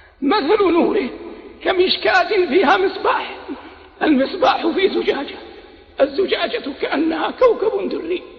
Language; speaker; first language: Arabic; native; Arabic